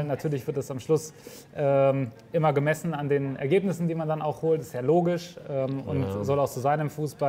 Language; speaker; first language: German; native; German